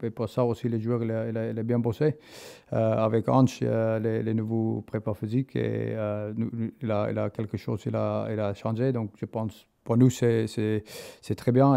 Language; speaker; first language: French; non-native, learner; English